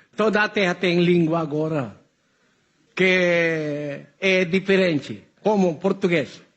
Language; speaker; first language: Portuguese; non-native, learner; Filipino